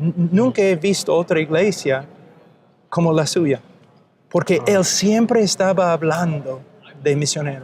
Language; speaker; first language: Spanish; non-native, fluent; English